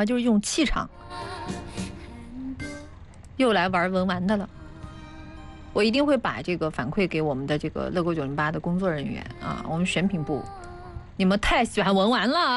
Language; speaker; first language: Chinese; native; Chinese